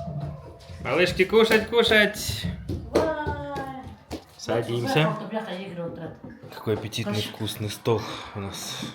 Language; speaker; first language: Russian; native; Russian